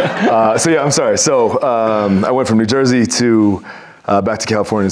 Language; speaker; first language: English; native; English